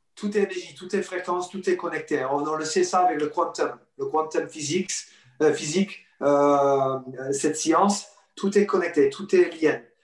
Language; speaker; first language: French; non-native, fluent; English